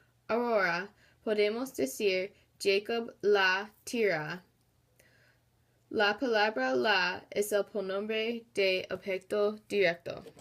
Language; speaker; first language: Spanish; non-native, learner; English